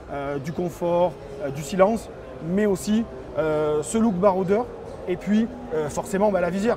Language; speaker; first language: French; native; French